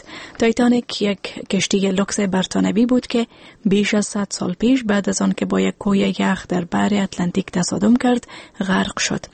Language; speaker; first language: Persian; native; Persian